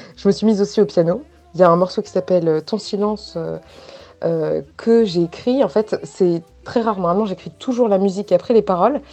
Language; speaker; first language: French; native; French